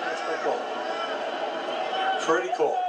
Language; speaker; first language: English; native; English